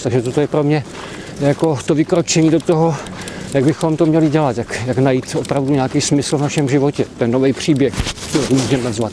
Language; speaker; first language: Czech; native; Czech